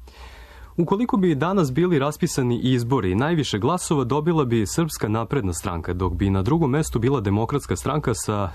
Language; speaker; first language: Croatian; native; Croatian